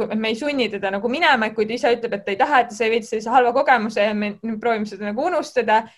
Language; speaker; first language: Estonian; native; Estonian